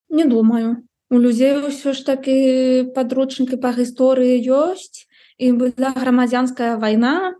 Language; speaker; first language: Belarusian; non-native, fluent; Spanish